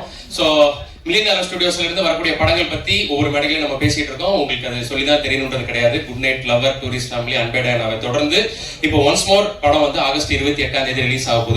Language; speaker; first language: Tamil; native; Tamil